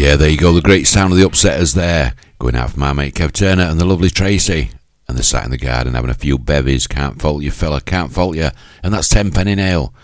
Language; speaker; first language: English; native; English